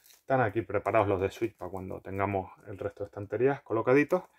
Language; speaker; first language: Spanish; native; Spanish